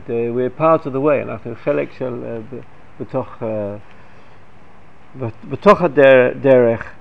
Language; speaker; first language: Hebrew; non-native, fluent; English